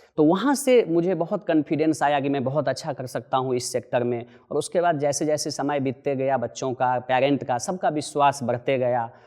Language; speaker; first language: Hindi; non-native, local second language; Maithili